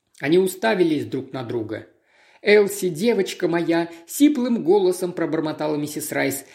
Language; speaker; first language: Russian; native; Russian